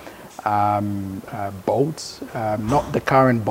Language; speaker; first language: English; non-native, local second language; Akan